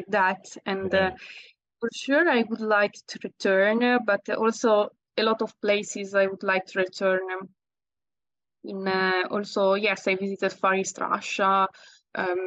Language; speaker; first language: English; non-native, fluent; Italian